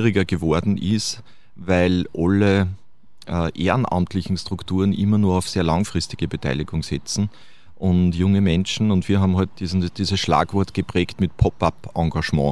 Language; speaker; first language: German; native; German